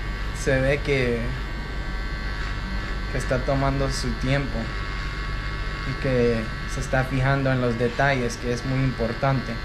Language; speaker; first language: Spanish; early bilingual, heritage; Spanish